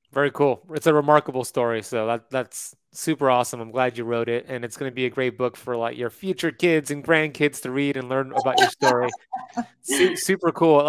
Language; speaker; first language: English; native; English